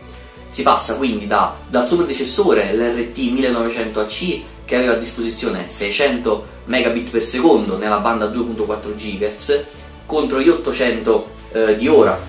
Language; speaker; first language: Italian; native; Italian